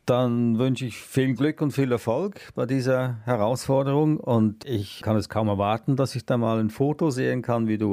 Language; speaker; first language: German; native; German